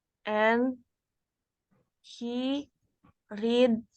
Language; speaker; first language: English; non-native, learner; Indonesian